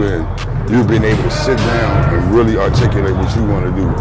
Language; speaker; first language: English; native; English